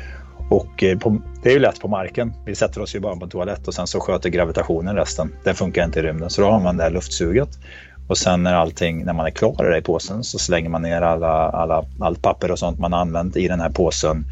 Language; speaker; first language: Swedish; native; Swedish